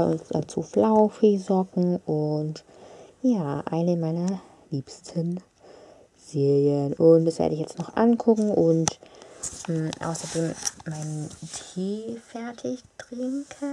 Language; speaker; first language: German; native; German